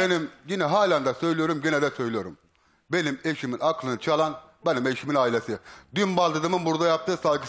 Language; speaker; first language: Turkish; native; Turkish